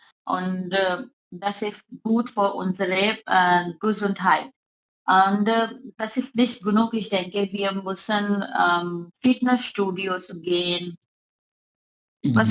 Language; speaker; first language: German; non-native, learner; Urdu